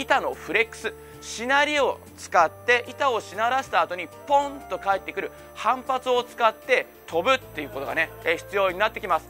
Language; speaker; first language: Japanese; native; Japanese